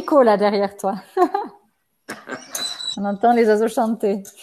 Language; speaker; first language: French; native; French